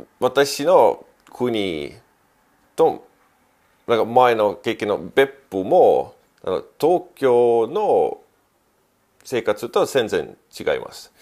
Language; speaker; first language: Japanese; non-native, fluent; Estonian